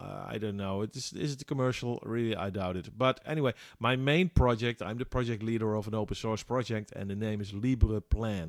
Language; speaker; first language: English; non-native, fluent; Dutch